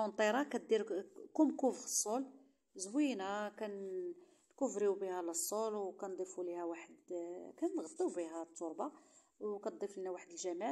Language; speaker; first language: Arabic; native; Arabic